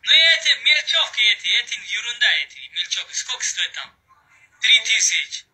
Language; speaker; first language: Russian; non-native, learner; Uzbek